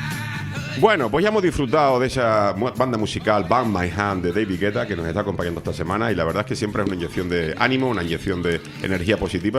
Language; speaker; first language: Spanish; native; Spanish